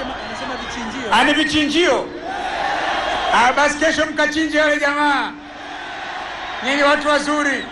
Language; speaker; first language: Swahili; native; Swahili